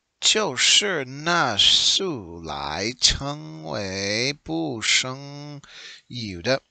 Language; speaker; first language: Chinese; non-native, learner; English